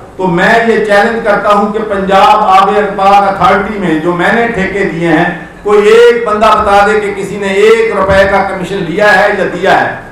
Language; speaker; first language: Urdu; non-native, local second language; Punjabi